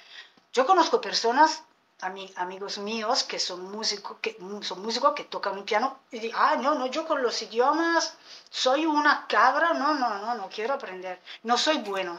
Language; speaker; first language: Spanish; non-native, fluent; Italian